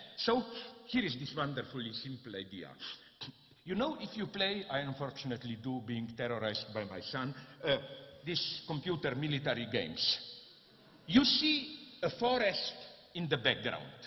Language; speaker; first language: English; non-native, fluent; Slovenian